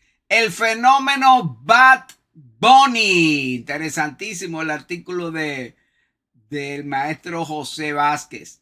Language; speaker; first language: Spanish; native; Spanish